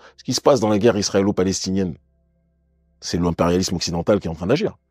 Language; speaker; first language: French; native; French